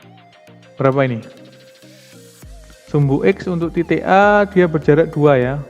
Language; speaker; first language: Indonesian; native; Indonesian